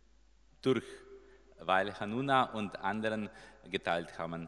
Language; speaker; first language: German; non-native, learner; Slovenian